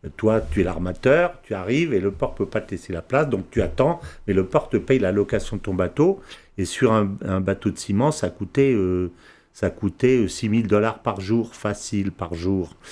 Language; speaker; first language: French; early bilingual, heritage; French